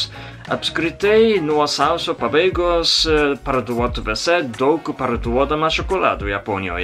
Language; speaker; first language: Lithuanian; non-native, learner; Japanese